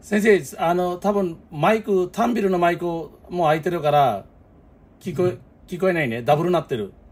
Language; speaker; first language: Japanese; non-native, fluent; Bangla